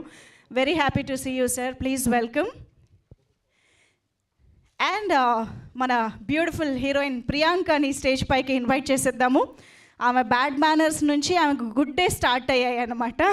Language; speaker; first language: Telugu; native; Telugu